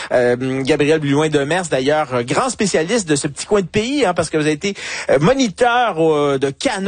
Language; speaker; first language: French; native; French